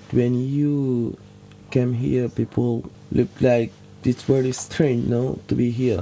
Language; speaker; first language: English; non-native, learner; Wolof